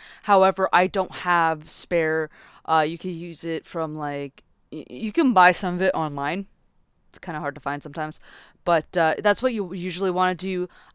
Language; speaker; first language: English; native; English